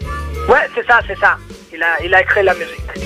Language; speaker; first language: French; non-native, learner; Italian